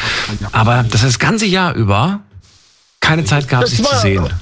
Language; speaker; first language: German; native; German